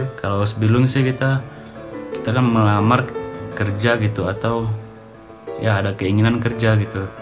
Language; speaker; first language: Indonesian; native; Indonesian